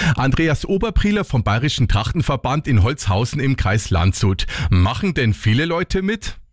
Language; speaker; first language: German; native; German